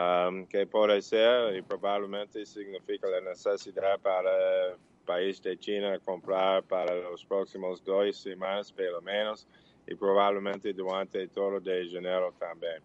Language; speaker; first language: Portuguese; non-native, learner; English